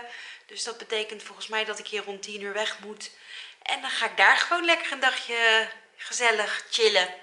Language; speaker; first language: Dutch; native; Dutch